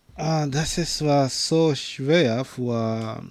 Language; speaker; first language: German; non-native, learner; Swahili